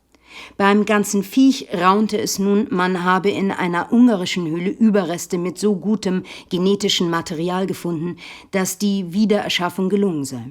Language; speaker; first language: German; native; German